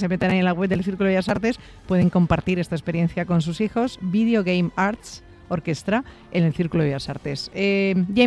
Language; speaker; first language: Spanish; native; Spanish